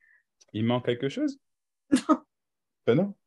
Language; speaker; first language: French; native; French